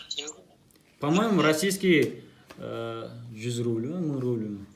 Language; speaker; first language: Russian; non-native, local second language; Kazakh